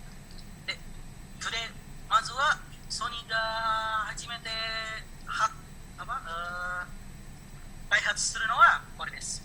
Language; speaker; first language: Japanese; non-native, learner; Indonesian